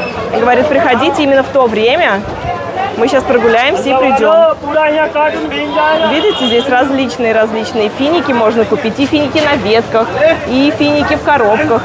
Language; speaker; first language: Russian; native; Russian